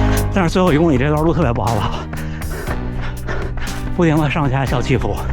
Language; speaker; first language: Chinese; native; Chinese